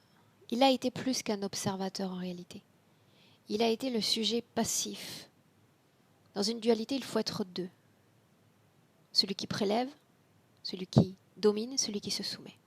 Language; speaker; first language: French; native; French